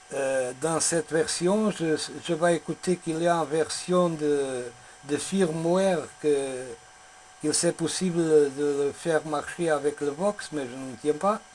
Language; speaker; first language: French; non-native, learner; Portuguese